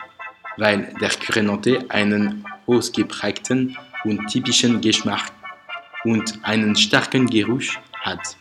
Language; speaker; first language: German; non-native, learner; French